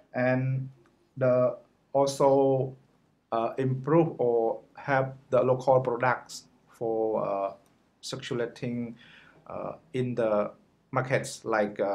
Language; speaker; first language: English; non-native, learner; Khmer